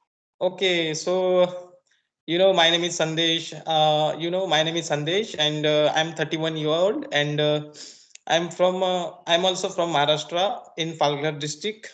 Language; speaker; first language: English; non-native, learner; Marathi